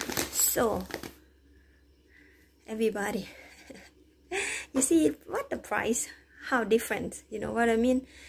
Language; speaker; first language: English; non-native, learner; Thai